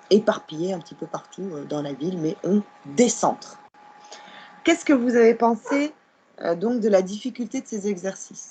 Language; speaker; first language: French; non-native, local second language; Arabic